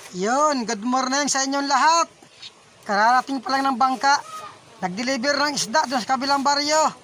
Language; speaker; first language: Filipino; native; Filipino